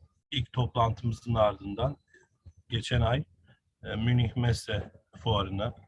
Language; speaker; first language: Turkish; native; Turkish